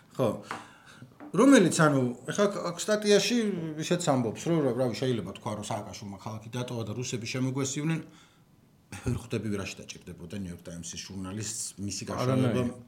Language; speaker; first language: Georgian; native; Georgian